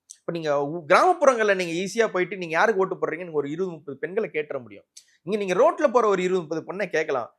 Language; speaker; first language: Tamil; native; Tamil